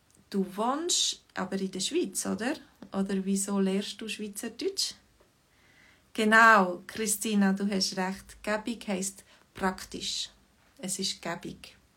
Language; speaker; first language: German; native; German